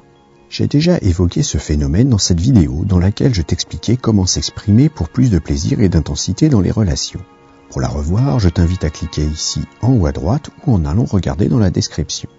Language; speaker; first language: French; native; French